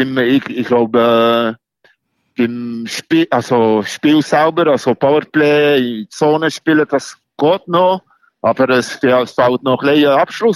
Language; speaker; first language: German; non-native, local second language; French